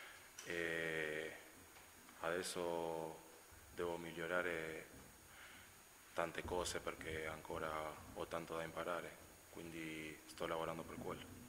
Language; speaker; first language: Italian; non-native, fluent; Spanish